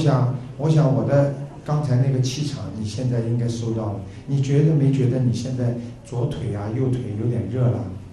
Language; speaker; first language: Chinese; native; Chinese